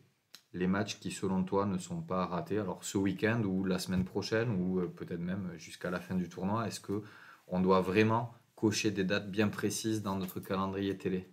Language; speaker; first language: French; native; French